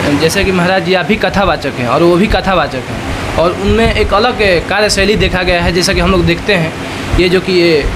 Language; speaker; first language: Hindi; native; Hindi